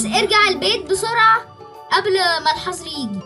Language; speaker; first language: Arabic; native; Arabic